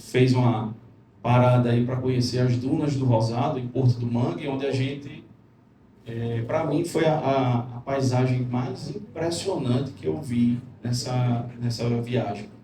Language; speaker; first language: Portuguese; native; Portuguese